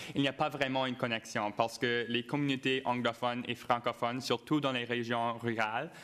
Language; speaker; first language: French; non-native, local second language; English